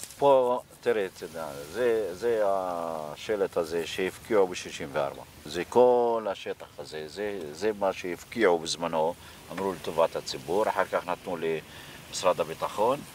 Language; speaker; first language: Hebrew; non-native, local second language; Arabic